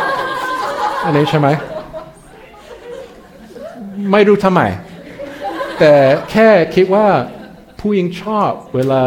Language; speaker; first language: Thai; non-native, fluent; English